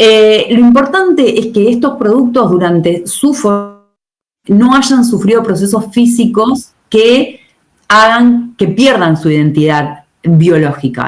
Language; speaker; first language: Spanish; native; Spanish